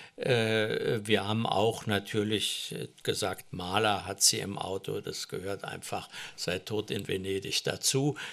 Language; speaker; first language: German; native; German